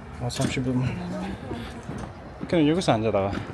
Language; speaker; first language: Korean; non-native, fluent; Mongolian